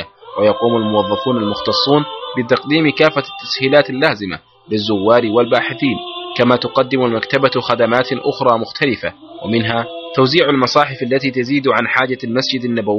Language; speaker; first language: Arabic; native; Arabic